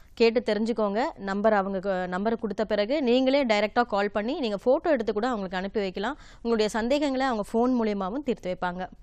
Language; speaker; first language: Tamil; native; Tamil